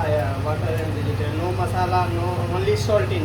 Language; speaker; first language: English; non-native, learner; Hindi